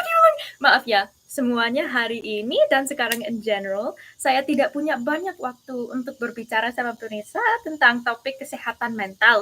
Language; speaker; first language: Indonesian; early bilingual, heritage; English